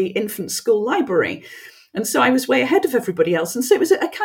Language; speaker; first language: English; non-native, local second language; French